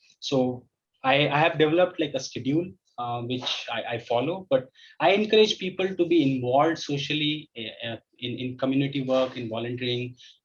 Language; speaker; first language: English; non-native, local second language; Hindi